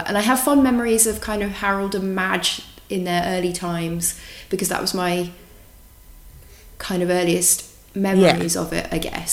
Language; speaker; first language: English; native; English